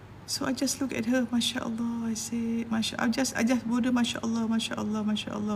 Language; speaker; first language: English; non-native, local second language; Malay